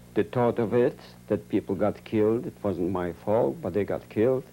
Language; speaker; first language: English; non-native, fluent; Yiddish